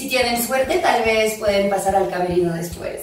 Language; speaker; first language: Spanish; non-native, fluent; French